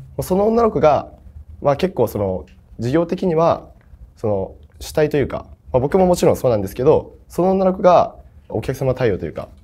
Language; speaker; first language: Japanese; native; Japanese